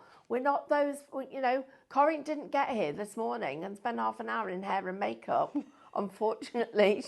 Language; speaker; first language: English; native; English